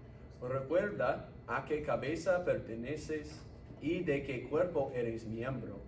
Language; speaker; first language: Spanish; non-native, fluent; English